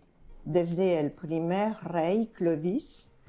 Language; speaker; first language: Spanish; non-native, fluent; French